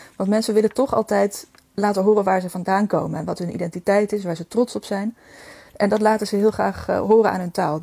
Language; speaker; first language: Dutch; native; Dutch